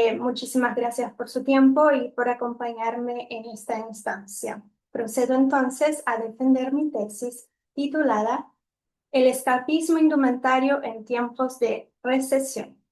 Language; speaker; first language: Spanish; non-native, fluent; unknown